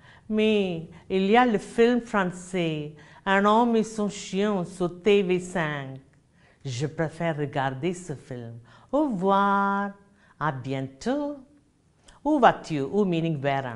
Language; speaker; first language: French; non-native, fluent; Malayalam